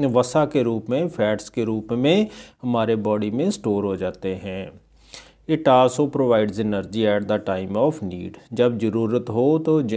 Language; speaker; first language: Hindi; non-native, local second language; Punjabi